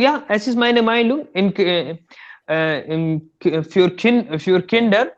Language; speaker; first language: German; non-native, learner; Hindi